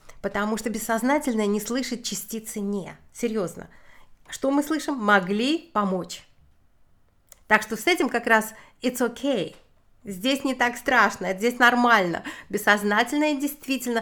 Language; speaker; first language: Russian; native; Russian